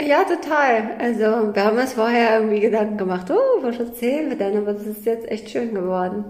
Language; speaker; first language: German; early bilingual, other home language; Russian